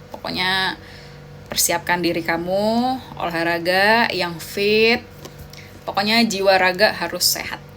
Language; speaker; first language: Indonesian; native; Indonesian